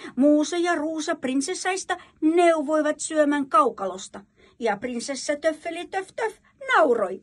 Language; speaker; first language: Finnish; non-native, fluent; Russian